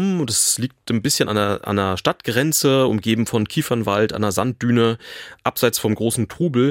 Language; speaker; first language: German; native; German